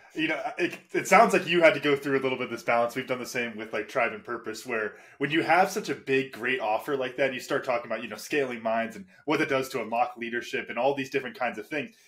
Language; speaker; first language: English; native; English